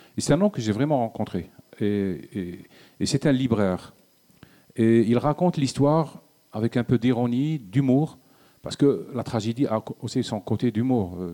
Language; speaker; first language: French; non-native, local second language; Arabic